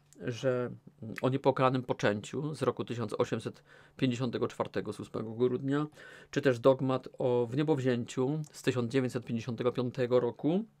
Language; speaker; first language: Polish; native; Polish